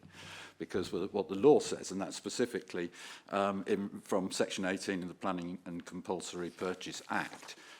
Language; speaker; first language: English; native; English